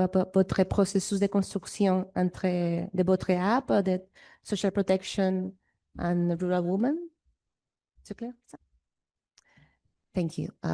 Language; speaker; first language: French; non-native, fluent; English